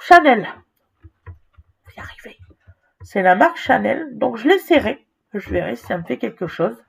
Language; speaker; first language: French; native; French